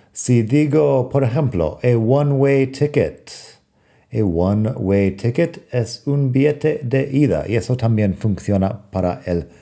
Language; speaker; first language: Spanish; non-native, fluent; English